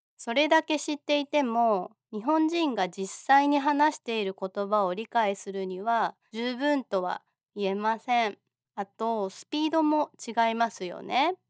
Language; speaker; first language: Japanese; native; Japanese